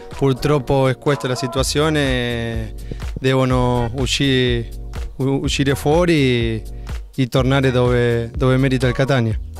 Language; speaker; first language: Italian; non-native, fluent; Spanish